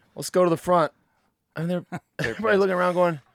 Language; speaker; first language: English; native; English